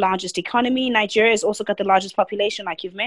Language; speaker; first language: English; non-native, local second language; Zulu